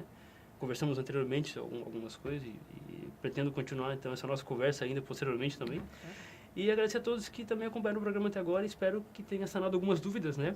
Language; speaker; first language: Portuguese; native; Portuguese